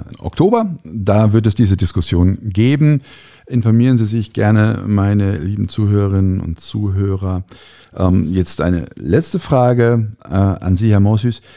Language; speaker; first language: German; native; German